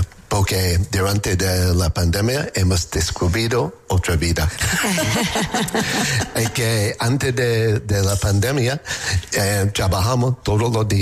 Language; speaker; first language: Spanish; non-native, learner; English